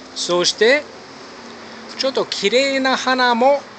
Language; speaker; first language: Japanese; non-native, learner; English